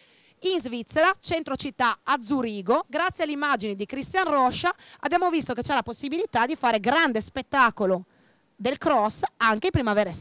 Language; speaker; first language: Italian; native; Italian